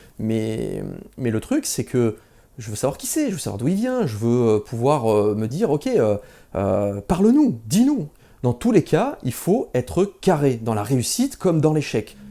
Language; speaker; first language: French; native; French